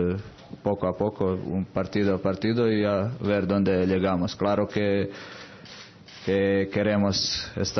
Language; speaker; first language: Spanish; non-native, fluent; Croatian